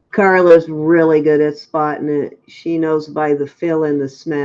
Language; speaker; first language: English; native; English